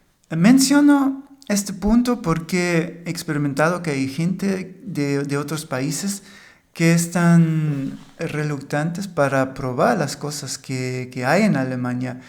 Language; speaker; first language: Spanish; non-native, fluent; German